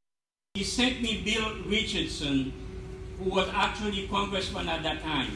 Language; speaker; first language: English; non-native, fluent; Haitian Creole